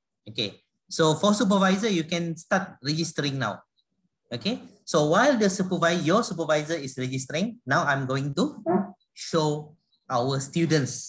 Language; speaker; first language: English; non-native, local second language; Malay